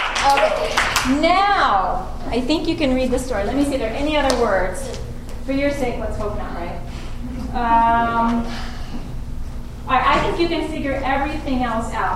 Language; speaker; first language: English; native; English